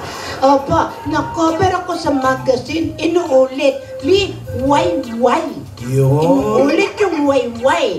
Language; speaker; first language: Filipino; native; Filipino